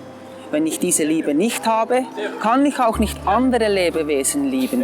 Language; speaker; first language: German; non-native, fluent; English